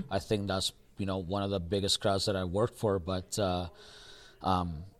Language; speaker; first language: English; early bilingual, other home language; Spanish